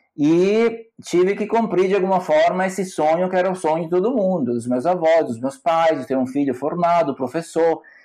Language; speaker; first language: Portuguese; non-native, fluent; Italian